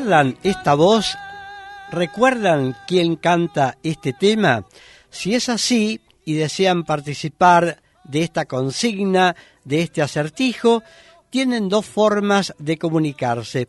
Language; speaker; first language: Spanish; native; Spanish